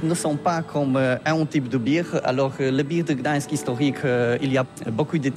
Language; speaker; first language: French; non-native, learner; Polish